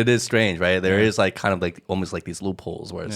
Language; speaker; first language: English; native; English